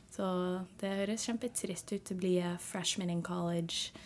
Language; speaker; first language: Norwegian; early bilingual, heritage; Norwegian